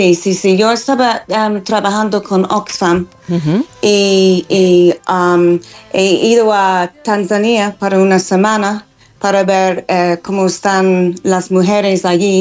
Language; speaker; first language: Spanish; non-native, fluent; English